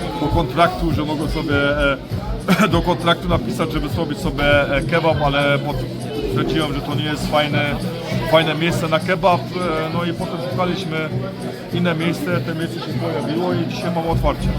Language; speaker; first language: Polish; early bilingual, heritage; Polish